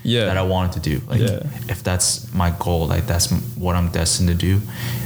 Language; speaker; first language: English; early bilingual, other home language; Chinese